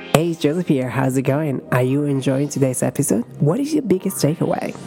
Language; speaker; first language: English; non-native, fluent; Italian